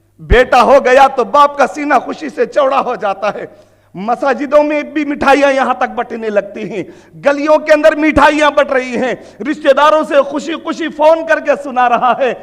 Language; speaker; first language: Urdu; native; Urdu